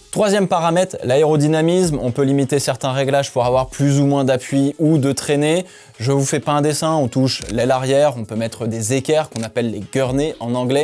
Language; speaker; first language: French; native; French